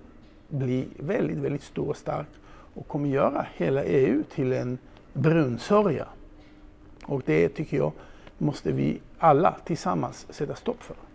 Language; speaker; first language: Swedish; non-native, fluent; Hebrew